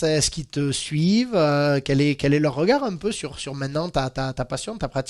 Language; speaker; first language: French; native; French